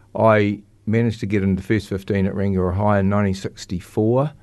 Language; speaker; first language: English; native; English